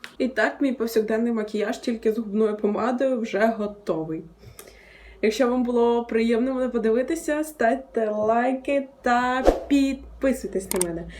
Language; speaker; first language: Ukrainian; non-native, local second language; Russian